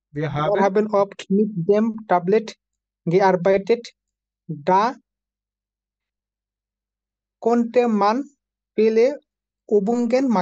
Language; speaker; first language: German; non-native, learner; Bangla